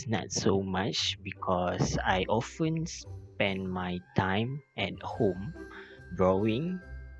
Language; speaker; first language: English; non-native, local second language; Malay